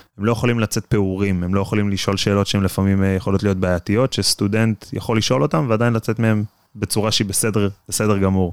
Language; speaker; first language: Hebrew; native; Hebrew